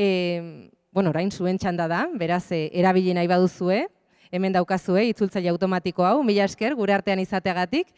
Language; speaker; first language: Basque; native; Basque